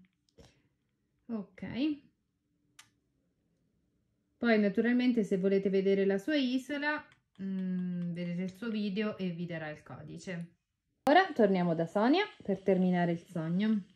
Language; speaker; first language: Italian; native; Italian